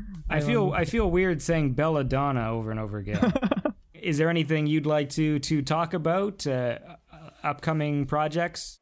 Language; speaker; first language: English; native; English